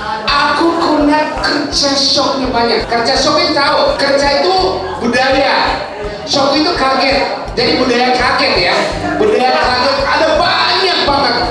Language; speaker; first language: Indonesian; non-native, fluent; Japanese